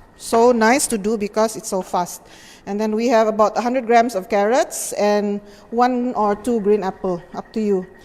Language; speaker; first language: English; non-native, local second language; Malay